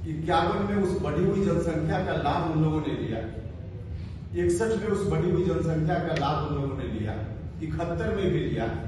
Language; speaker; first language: Hindi; native; Hindi